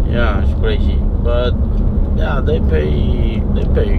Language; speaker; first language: English; non-native, learner; Spanish